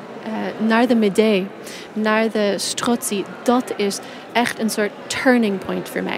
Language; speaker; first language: Dutch; non-native, fluent; English